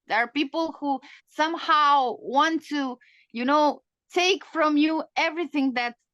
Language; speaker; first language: English; non-native, fluent; Romanian